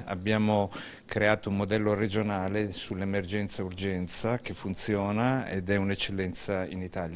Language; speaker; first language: Italian; native; Italian